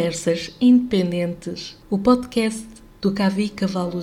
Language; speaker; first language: Portuguese; native; Portuguese